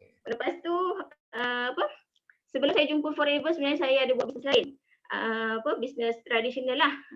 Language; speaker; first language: Malay; native; Malay